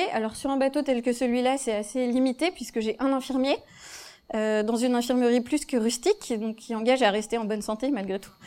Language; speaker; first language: French; native; French